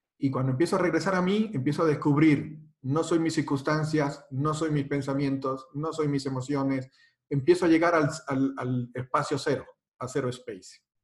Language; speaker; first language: Spanish; native; Spanish